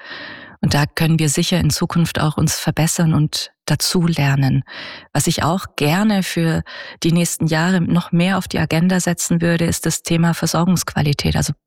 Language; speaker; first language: German; native; German